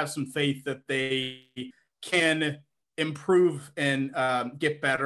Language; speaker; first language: English; native; English